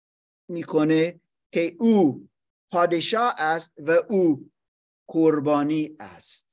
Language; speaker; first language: Persian; non-native, fluent; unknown